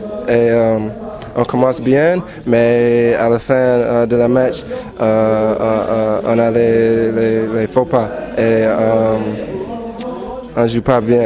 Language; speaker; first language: French; non-native, learner; English